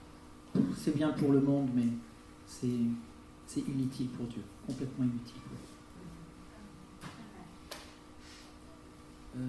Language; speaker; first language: French; native; French